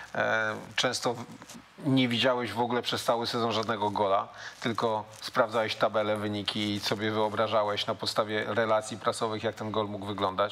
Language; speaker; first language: Polish; native; Polish